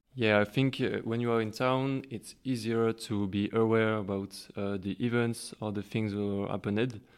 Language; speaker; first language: English; non-native, learner; French